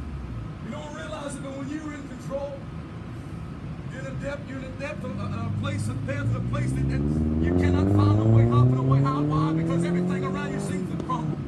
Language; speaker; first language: English; native; English